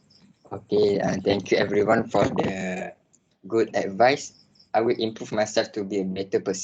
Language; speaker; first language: English; non-native, local second language; Malay